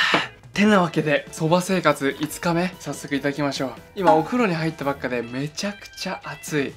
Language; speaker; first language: Japanese; native; Japanese